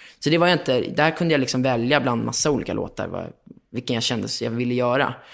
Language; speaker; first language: Swedish; native; Swedish